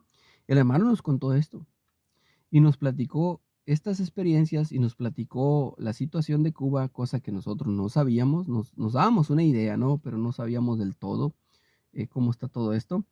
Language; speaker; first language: Spanish; native; Spanish